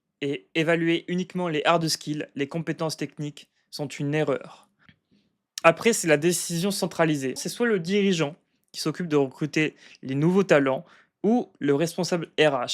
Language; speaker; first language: French; native; French